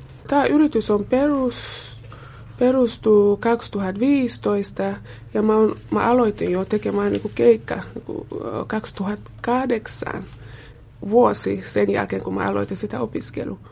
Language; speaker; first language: Finnish; non-native, fluent; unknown